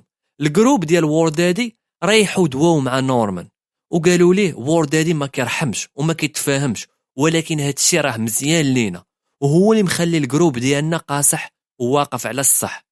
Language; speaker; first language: Arabic; native; Arabic